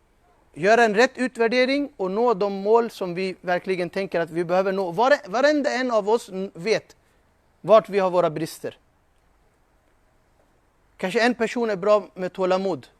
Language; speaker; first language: Swedish; non-native, fluent; Urdu